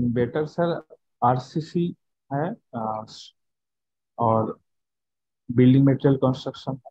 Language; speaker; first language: Hindi; non-native, local second language; Bangla